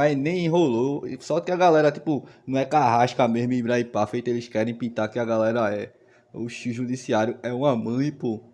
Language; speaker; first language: Portuguese; native; Portuguese